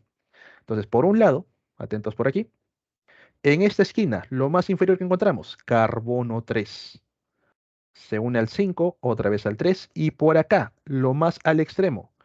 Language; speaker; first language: Spanish; native; Spanish